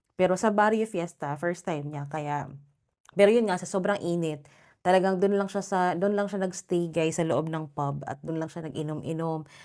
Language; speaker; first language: Filipino; native; Filipino